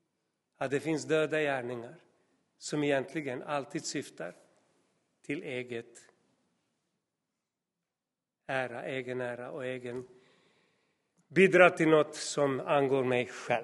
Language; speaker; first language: Swedish; non-native, fluent; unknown